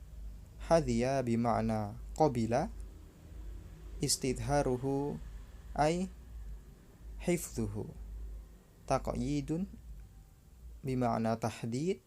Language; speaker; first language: Arabic; non-native, learner; Indonesian